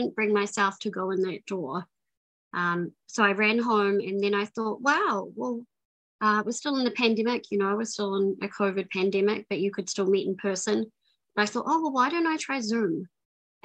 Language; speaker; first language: English; native; English